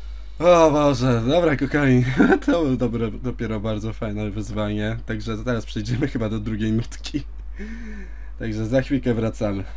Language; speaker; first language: Polish; native; Polish